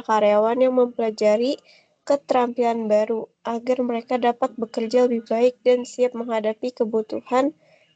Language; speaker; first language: Indonesian; native; Indonesian